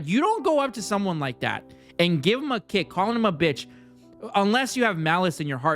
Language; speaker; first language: English; native; English